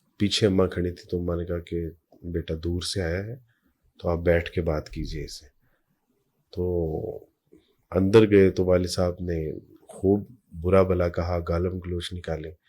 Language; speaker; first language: Urdu; native; Urdu